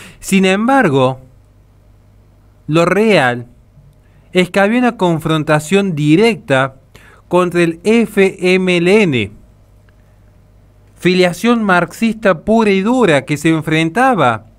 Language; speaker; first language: Spanish; native; Spanish